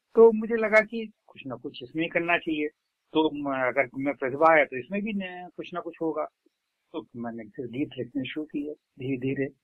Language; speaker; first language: Hindi; native; Hindi